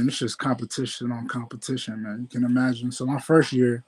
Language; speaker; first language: English; native; English